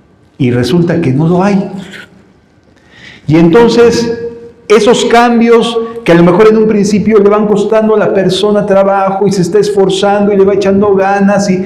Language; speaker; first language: Spanish; native; Spanish